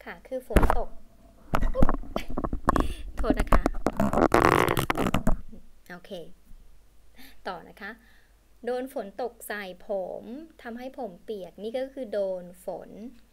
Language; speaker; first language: Thai; native; Thai